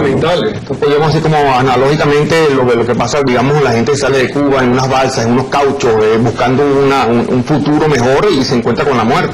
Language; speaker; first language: Spanish; native; Spanish